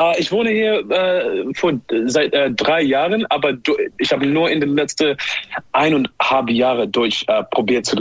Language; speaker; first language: German; non-native, learner; English